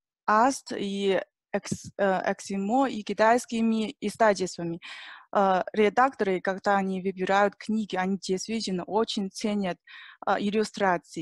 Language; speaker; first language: Russian; non-native, learner; Chinese